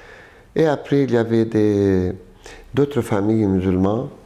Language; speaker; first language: French; non-native, local second language; Arabic